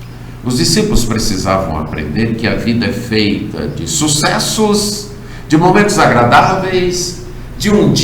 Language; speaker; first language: Portuguese; native; Portuguese